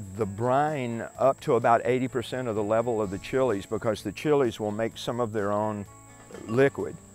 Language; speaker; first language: English; native; English